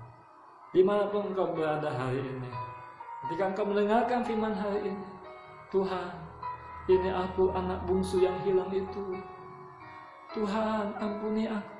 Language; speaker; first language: Indonesian; native; Indonesian